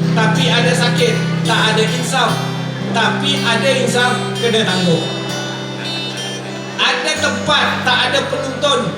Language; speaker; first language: Malay; native; Malay